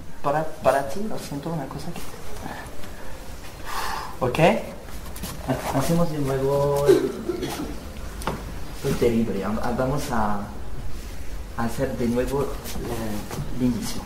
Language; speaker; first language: Spanish; non-native, learner; French